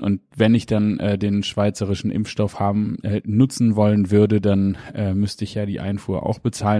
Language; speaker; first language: German; native; German